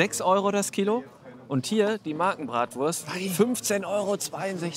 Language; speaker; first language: German; native; German